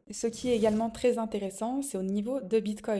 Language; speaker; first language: French; native; French